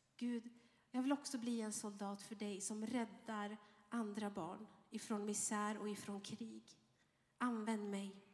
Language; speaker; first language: Swedish; early bilingual, other home language; Arabic